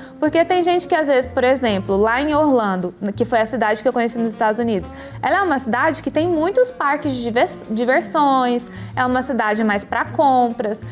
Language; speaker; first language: Portuguese; native; Portuguese